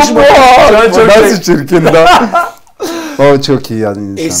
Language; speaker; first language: Turkish; non-native, learner; Portuguese